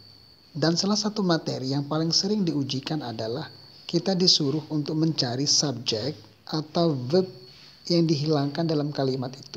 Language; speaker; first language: Indonesian; native; Indonesian